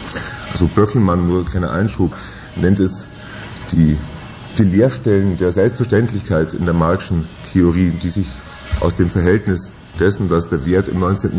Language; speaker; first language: German; native; German